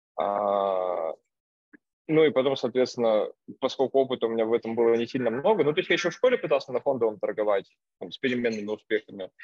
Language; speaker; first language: Russian; native; Russian